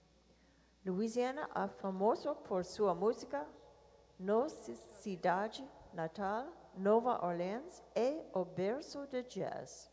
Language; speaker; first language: Portuguese; non-native, learner; English